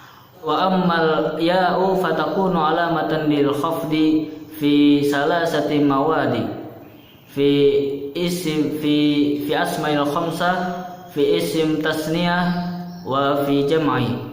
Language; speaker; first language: Arabic; non-native, learner; Indonesian